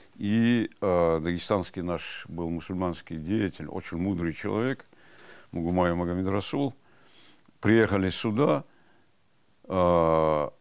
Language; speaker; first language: Russian; non-native, local second language; Avaric